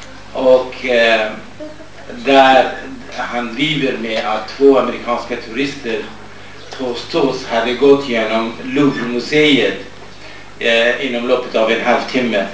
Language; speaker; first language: Swedish; non-native, fluent; Kurdish